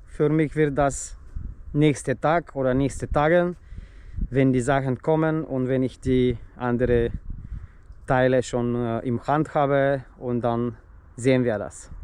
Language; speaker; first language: German; non-native, learner; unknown